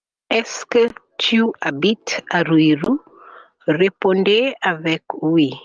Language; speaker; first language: French; non-native, fluent; Swahili